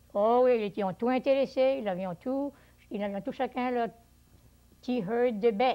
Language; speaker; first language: French; early bilingual, heritage; French